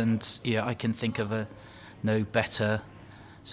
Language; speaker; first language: English; native; English